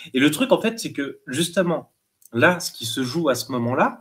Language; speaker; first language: French; native; French